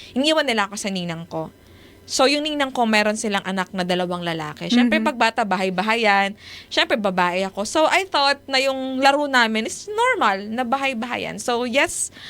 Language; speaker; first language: Filipino; native; Filipino